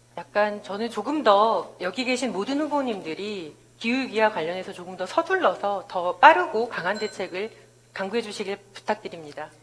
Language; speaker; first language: Korean; native; Korean